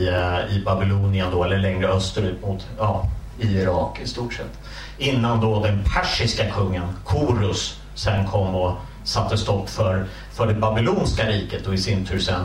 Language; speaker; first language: Swedish; native; Swedish